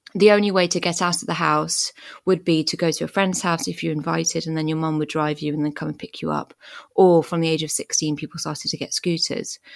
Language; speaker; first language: English; early bilingual, other home language; French